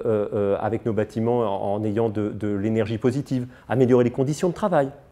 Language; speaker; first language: French; native; French